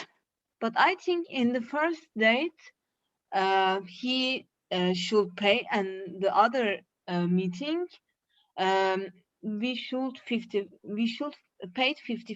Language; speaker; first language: English; non-native, learner; Turkish